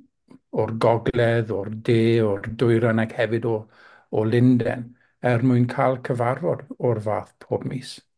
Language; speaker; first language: Welsh; non-native, local second language; English